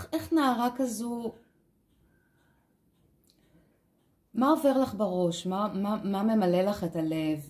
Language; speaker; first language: Hebrew; native; Hebrew